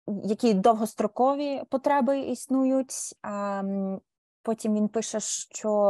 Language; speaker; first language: Ukrainian; early bilingual, heritage; Ukrainian